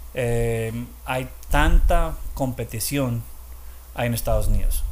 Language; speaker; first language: Spanish; non-native, fluent; English